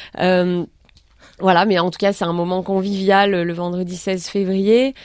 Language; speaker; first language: French; native; French